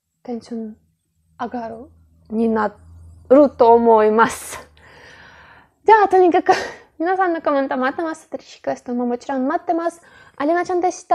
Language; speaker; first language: Japanese; non-native, fluent; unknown